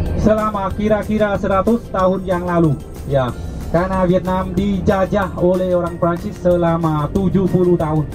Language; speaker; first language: Indonesian; non-native, learner; Vietnamese